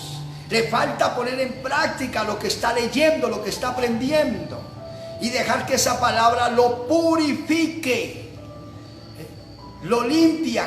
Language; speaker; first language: Spanish; native; Spanish